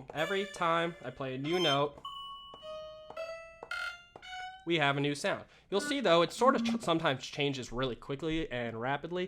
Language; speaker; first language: English; native; English